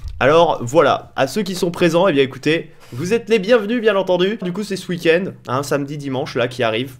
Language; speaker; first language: French; native; French